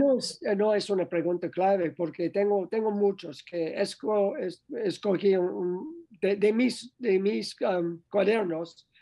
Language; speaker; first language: Spanish; non-native, learner; English